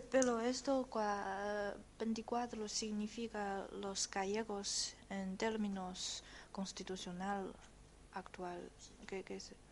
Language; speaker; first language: Spanish; non-native, fluent; Chinese